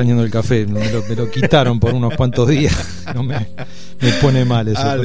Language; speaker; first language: Spanish; native; Spanish